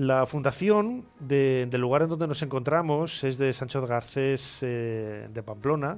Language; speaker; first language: Spanish; native; Spanish